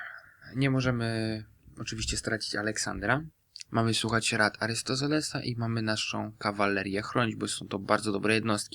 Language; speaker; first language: Polish; native; Polish